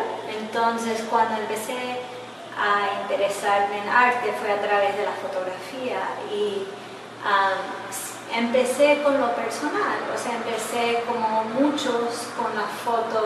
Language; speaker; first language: Spanish; early bilingual, heritage; English